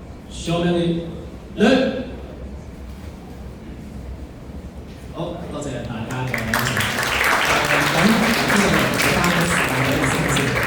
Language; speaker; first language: Cantonese; native; Cantonese